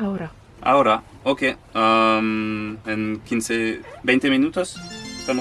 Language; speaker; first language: Spanish; non-native, learner; French